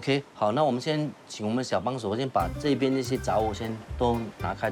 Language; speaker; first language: Chinese; native; Chinese